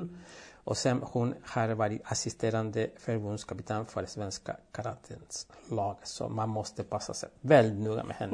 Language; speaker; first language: Swedish; non-native, fluent; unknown